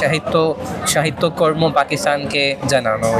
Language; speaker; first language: Bangla; non-native, fluent; Urdu